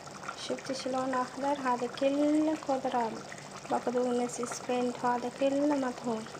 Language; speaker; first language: Arabic; non-native, learner; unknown